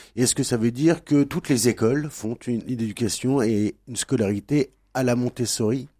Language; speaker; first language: French; native; French